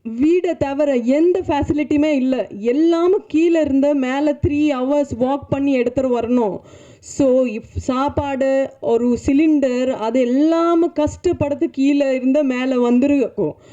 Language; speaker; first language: Tamil; non-native, learner; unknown